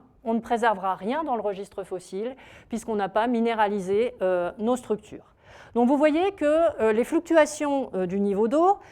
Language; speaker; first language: French; native; French